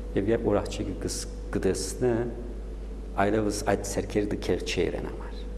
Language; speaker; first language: Armenian; early bilingual, heritage; Armenian